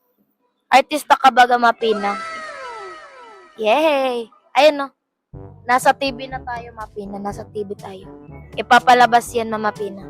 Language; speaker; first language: Filipino; native; Filipino